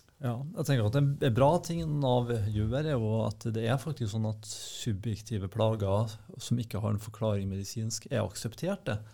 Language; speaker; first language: Norwegian; native; Norwegian